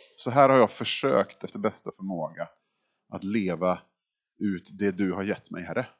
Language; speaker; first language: Swedish; native; Swedish